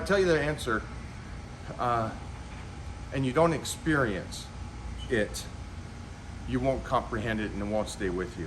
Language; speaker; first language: English; native; English